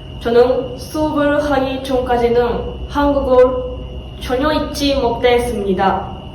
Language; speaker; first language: Korean; non-native, learner; Japanese